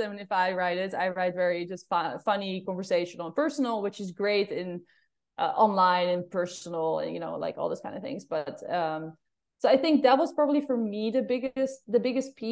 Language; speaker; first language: English; non-native, fluent; Dutch